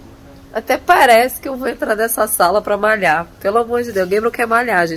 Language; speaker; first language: Portuguese; native; Portuguese